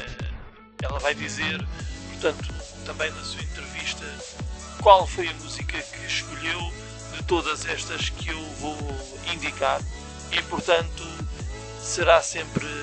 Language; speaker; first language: Portuguese; native; Portuguese